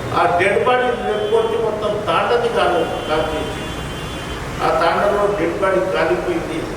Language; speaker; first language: Telugu; non-native, local second language; Lambadi